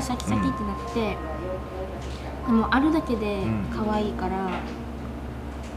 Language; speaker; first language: Japanese; native; Japanese